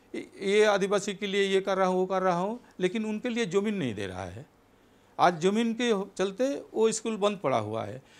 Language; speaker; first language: Hindi; non-native, local second language; Santali